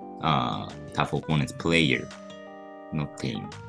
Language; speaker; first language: English; non-native, learner; Japanese